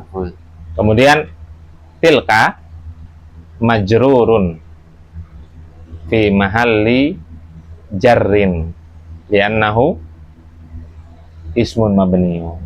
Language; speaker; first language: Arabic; non-native, fluent; Indonesian